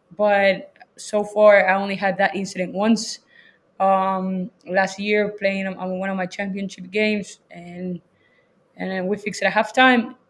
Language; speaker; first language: English; non-native, fluent; Spanish